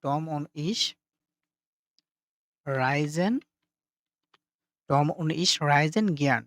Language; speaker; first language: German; non-native, fluent; Bangla